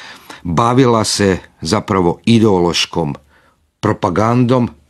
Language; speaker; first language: Croatian; native; Croatian